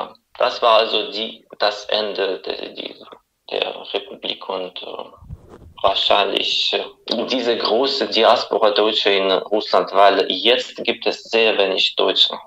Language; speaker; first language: German; non-native, fluent; Russian